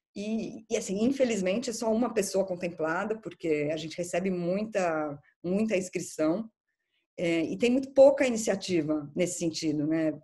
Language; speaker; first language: Portuguese; native; Portuguese